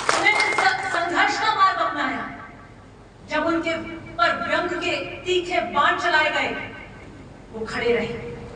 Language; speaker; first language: Hindi; native; Hindi